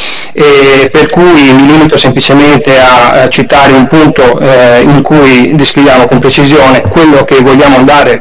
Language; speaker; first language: Italian; native; Italian